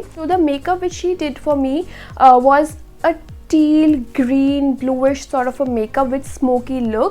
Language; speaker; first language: English; non-native, local second language; Hindi